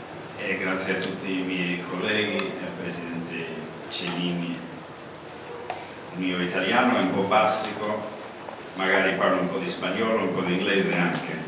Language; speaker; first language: Italian; non-native, learner; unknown